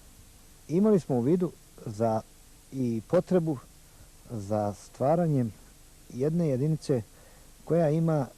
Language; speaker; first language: Bosnian; native; Bosnian